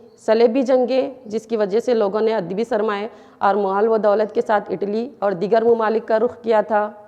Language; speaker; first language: Urdu; native; Urdu